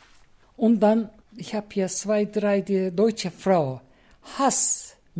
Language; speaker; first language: German; non-native, learner; Turkish